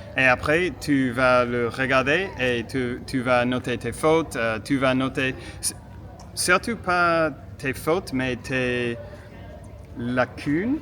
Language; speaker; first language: French; non-native, fluent; English